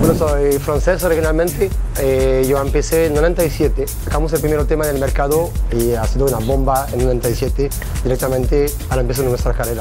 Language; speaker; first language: Spanish; non-native, fluent; French